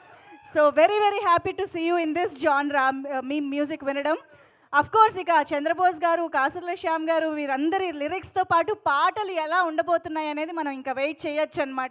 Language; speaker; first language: Telugu; native; Telugu